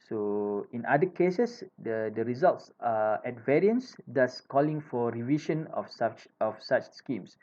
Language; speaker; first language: English; non-native, fluent; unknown